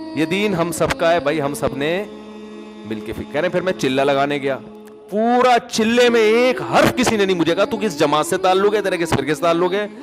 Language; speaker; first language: Urdu; native; Urdu